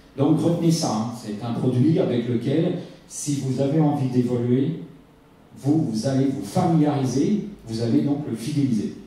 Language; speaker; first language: French; native; French